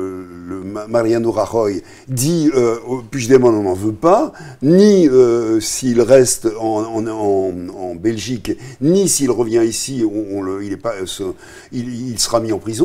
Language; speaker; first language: French; native; French